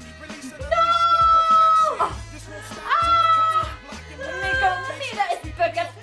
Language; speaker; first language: Spanish; non-native, learner; English